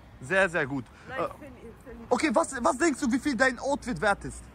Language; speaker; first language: German; early bilingual, other home language; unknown